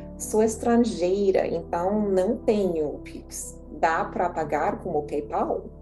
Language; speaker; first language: Portuguese; non-native, fluent; English